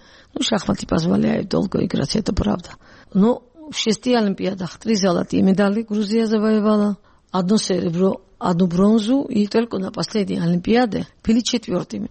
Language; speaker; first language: Russian; non-native, local second language; Georgian